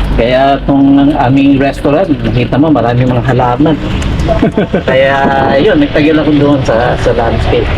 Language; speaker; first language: Filipino; native; Filipino